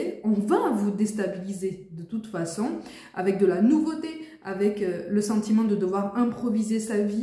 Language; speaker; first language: French; native; French